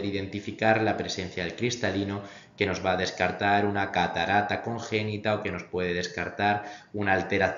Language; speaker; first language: Spanish; native; Spanish